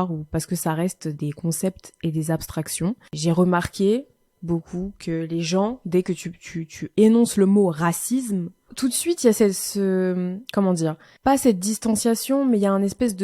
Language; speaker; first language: French; native; French